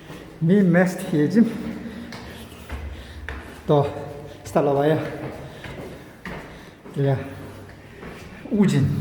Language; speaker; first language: Russian; non-native, learner; Korean